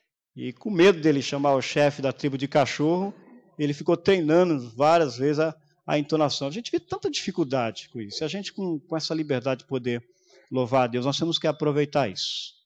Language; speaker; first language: Portuguese; native; Portuguese